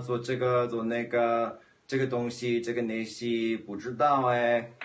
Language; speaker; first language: Chinese; non-native, learner; English